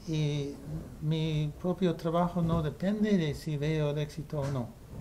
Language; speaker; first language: Spanish; non-native, fluent; English